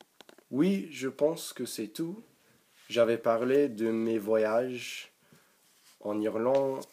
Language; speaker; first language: French; non-native, learner; English